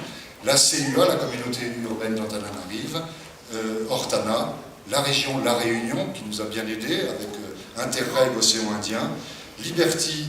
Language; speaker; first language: French; native; French